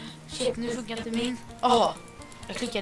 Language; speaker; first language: Swedish; native; Swedish